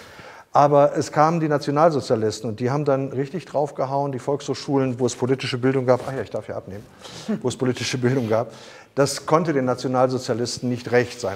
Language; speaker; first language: German; native; German